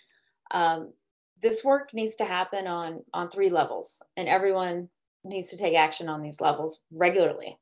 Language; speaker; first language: English; native; English